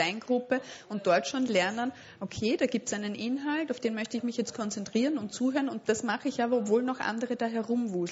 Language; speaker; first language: German; native; German